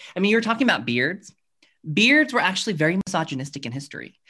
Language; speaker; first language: English; native; English